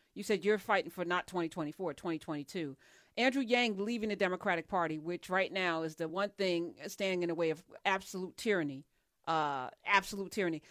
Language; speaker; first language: English; native; English